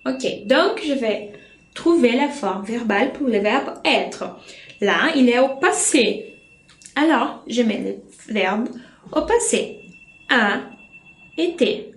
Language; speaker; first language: French; non-native, fluent; Portuguese